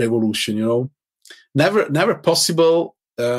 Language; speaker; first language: English; non-native, fluent; Italian